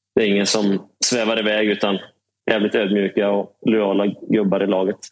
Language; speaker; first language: Swedish; native; Swedish